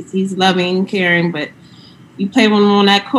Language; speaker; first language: English; native; English